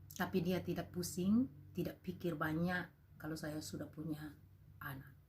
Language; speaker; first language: Indonesian; native; Indonesian